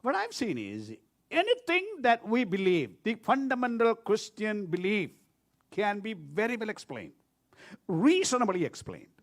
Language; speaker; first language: English; non-native, local second language; Malayalam